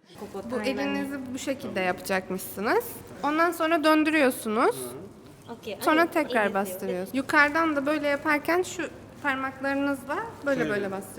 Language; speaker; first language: Turkish; native; Turkish